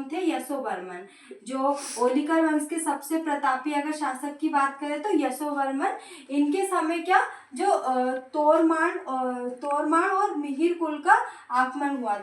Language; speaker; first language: Hindi; native; Hindi